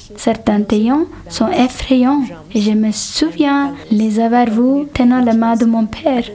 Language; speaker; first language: French; non-native, fluent; Telugu